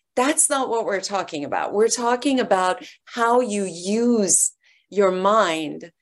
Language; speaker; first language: English; early bilingual, other home language; Persian